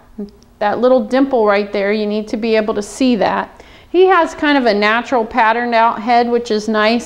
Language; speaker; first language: English; native; English